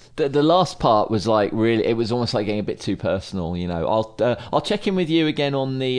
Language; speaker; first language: English; native; English